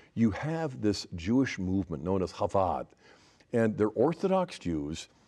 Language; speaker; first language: English; native; English